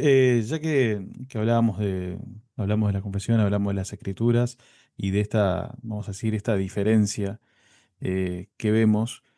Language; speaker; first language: Spanish; native; Spanish